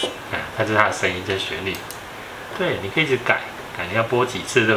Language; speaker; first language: Chinese; native; Chinese